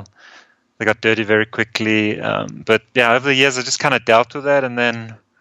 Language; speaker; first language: English; early bilingual, other home language; German